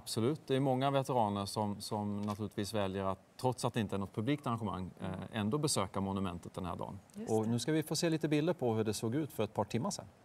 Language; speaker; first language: Swedish; native; Swedish